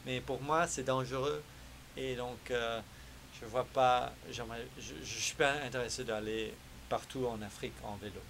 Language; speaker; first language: French; non-native, fluent; English